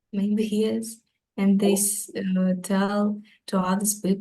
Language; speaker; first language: English; non-native, learner; Ukrainian